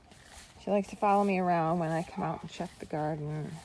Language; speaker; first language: English; native; English